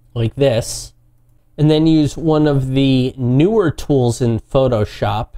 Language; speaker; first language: English; native; English